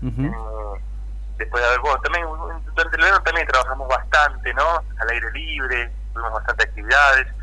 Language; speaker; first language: Spanish; native; Spanish